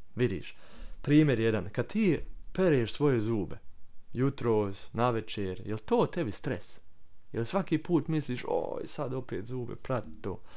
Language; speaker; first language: Serbian; early bilingual, heritage; Croatian